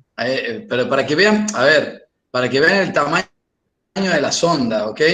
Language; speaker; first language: Spanish; native; Spanish